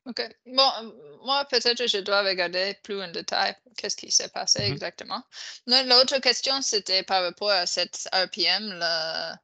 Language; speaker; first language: French; non-native, fluent; English